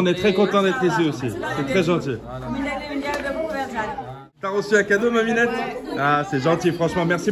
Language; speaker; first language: French; native; French